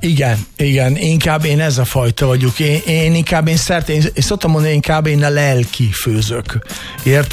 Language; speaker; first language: Hungarian; non-native, learner; Italian